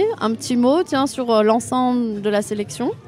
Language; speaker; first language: French; native; French